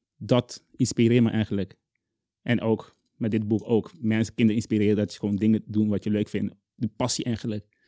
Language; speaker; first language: Dutch; non-native, local second language; Papiamento